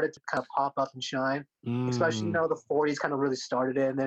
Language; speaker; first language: English; early bilingual, other home language; Korean